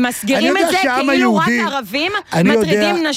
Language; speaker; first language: Hebrew; native; Hebrew